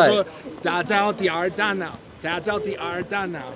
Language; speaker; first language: Chinese; non-native, learner; English